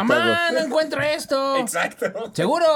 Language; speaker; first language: Spanish; native; Spanish